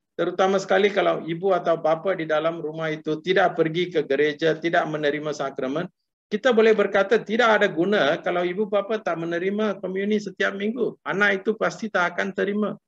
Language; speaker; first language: Malay; non-native, local second language; Tamil